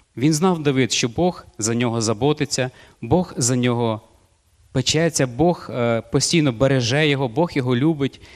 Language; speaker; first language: Ukrainian; non-native, local second language; Russian